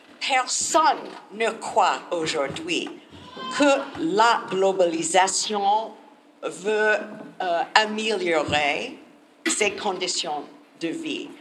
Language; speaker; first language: French; non-native, learner; English